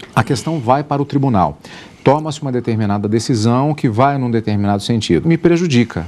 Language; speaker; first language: Portuguese; native; Portuguese